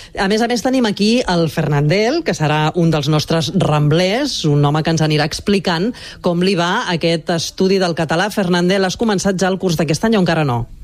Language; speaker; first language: Catalan; native; Catalan